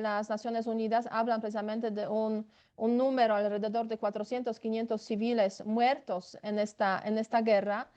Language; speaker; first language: Spanish; non-native, fluent; Polish